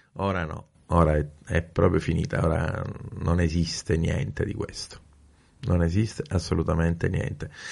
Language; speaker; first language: Italian; native; Italian